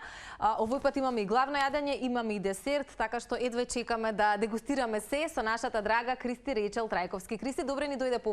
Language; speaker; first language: Macedonian; native; Macedonian